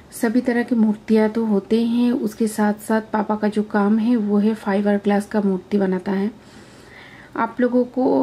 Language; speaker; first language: Hindi; non-native, local second language; Bangla